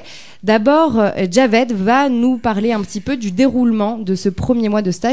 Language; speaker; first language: French; native; French